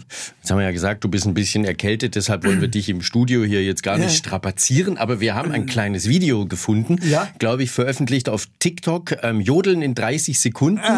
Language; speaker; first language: German; native; German